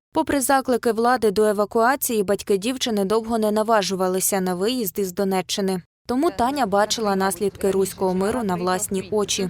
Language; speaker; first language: Ukrainian; native; Ukrainian